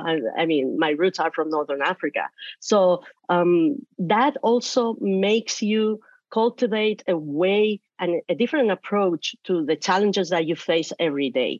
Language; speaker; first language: English; non-native, fluent; Spanish